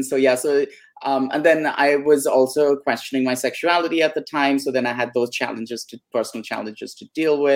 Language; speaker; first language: English; non-native, local second language; Hindi